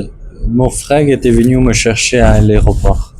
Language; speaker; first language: French; non-native, learner; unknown